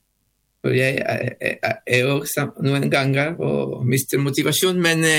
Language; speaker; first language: Norwegian; non-native, learner; Spanish